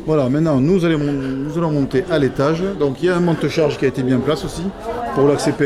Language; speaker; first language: French; native; French